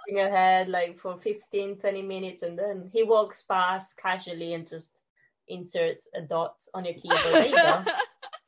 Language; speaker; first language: English; non-native, fluent; Italian